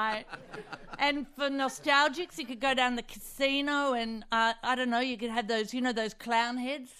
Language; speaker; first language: English; native; English